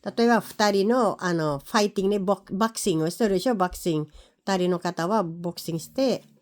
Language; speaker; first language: Japanese; non-native, learner; Filipino